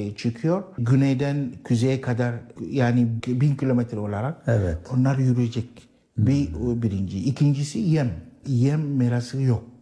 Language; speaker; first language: Turkish; non-native, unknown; Arabic